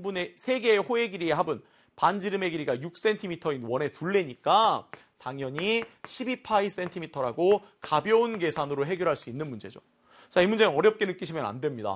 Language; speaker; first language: Korean; native; Korean